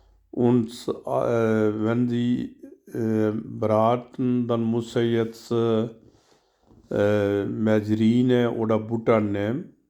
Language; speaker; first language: German; non-native, learner; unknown